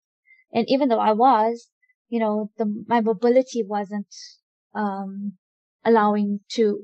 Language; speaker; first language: English; native; English